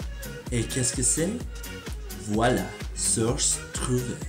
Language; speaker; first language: French; non-native, learner; English